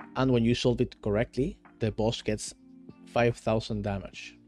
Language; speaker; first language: English; non-native, fluent; Spanish